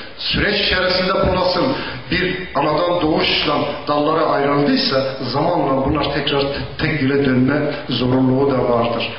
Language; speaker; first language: Turkish; non-native, local second language; Zaza